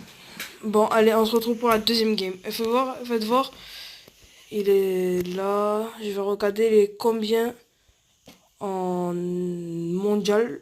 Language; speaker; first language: French; native; French